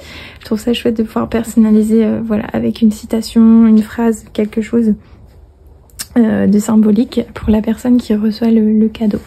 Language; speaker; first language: French; native; French